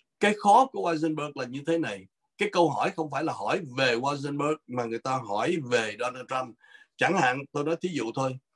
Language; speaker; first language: Vietnamese; native; Vietnamese